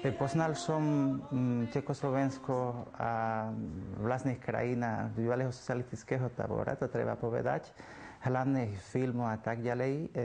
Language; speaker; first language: Slovak; non-native, fluent; Spanish